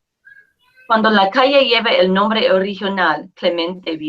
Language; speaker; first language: Spanish; non-native, fluent; English